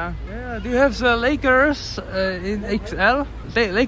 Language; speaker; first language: English; non-native, learner; Czech